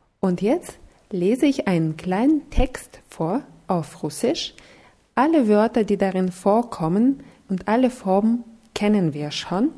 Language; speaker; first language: German; non-native, fluent; Russian